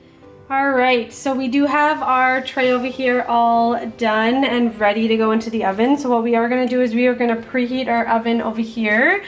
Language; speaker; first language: English; native; English